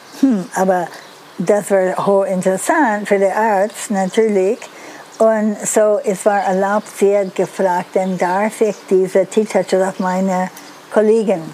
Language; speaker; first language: German; non-native, learner; Dutch